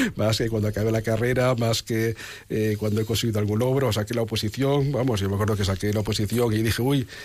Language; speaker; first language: Spanish; native; Spanish